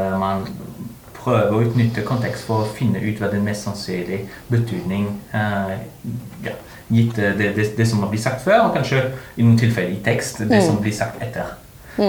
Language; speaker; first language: Norwegian; non-native, fluent; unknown